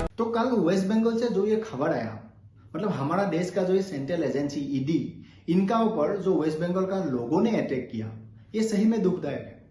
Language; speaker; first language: Hindi; non-native, local second language; Assamese